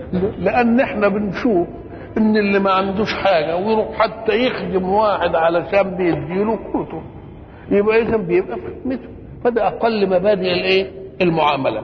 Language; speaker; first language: Arabic; native; Arabic